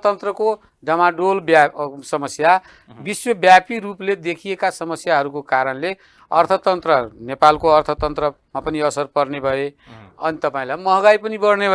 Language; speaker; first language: Nepali; native; Nepali